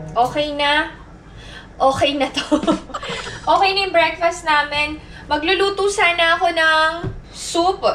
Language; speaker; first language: Filipino; native; Filipino